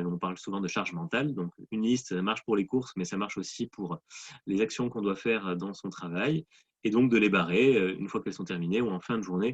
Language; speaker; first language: French; native; French